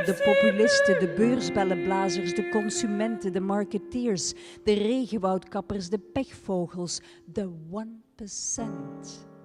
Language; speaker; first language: Dutch; native; Dutch